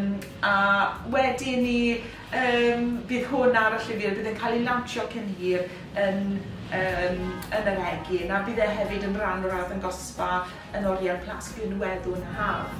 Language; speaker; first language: Welsh; native; Welsh